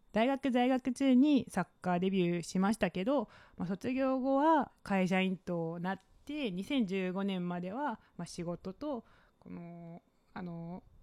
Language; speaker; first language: Japanese; non-native, fluent; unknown